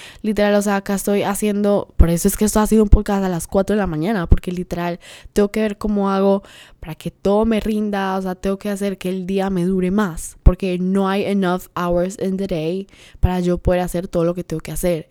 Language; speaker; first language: Spanish; early bilingual, heritage; Spanish